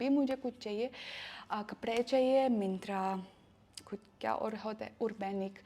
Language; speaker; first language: Hindi; non-native, learner; Russian